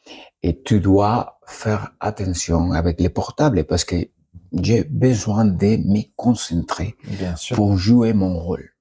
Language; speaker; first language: French; non-native, learner; Spanish